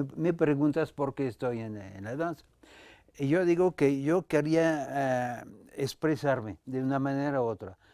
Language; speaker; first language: Spanish; non-native, fluent; French